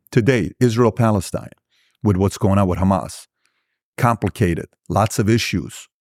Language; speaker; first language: English; early bilingual, other home language; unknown